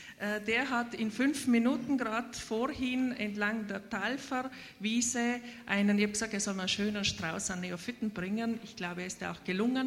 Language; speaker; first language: German; native; German